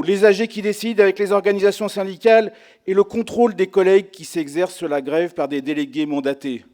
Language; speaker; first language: French; native; French